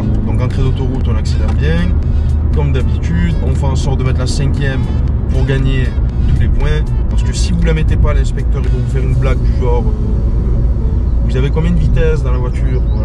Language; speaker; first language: French; native; French